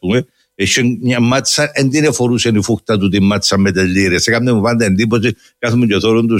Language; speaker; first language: Greek; native; Greek